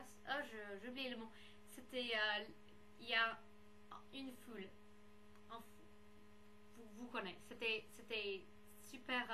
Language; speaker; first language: French; non-native, fluent; English